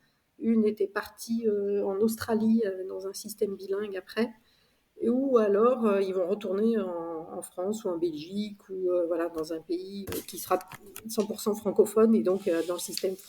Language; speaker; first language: French; native; French